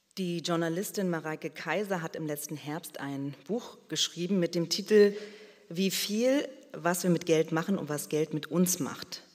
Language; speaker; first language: German; early bilingual, other home language; Korean